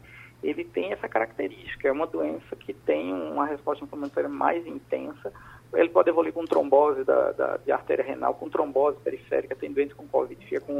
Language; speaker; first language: Portuguese; native; Portuguese